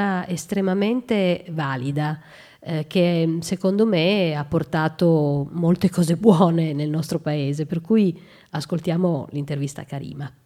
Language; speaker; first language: Italian; native; Italian